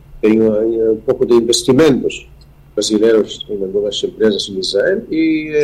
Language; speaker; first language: Portuguese; non-native, fluent; Hebrew